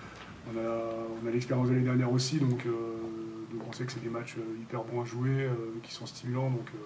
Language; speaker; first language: French; native; French